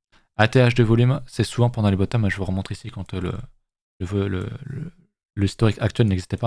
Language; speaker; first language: French; native; French